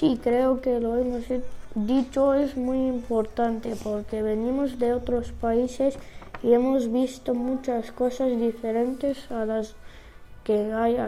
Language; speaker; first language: Spanish; early bilingual, other home language; Turkish